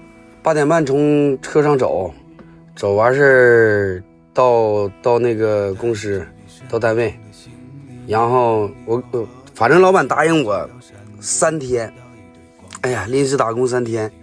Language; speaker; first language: Chinese; native; Chinese